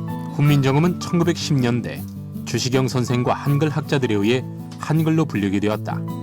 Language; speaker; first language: Korean; native; Korean